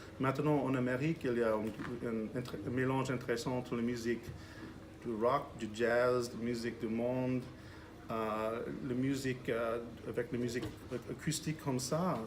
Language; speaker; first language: French; non-native, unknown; English